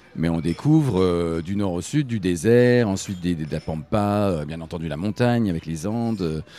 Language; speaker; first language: French; native; French